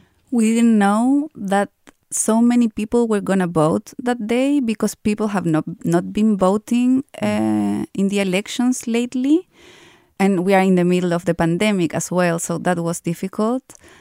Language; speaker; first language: English; non-native, fluent; Spanish